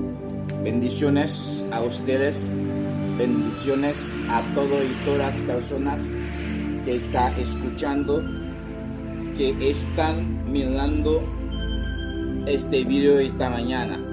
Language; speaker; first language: Spanish; non-native, local second language; Haitian Creole